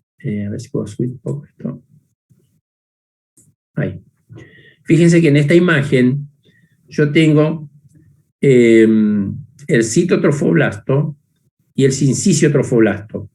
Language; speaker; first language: Spanish; native; Spanish